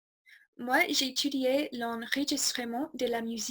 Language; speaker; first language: French; non-native, fluent; English